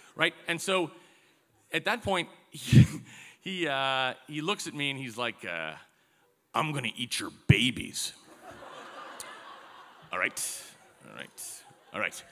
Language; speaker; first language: English; native; English